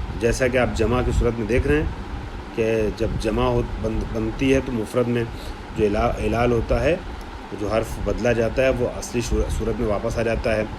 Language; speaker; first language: Urdu; native; Urdu